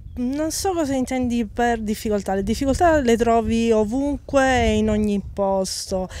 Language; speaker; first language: Italian; native; Italian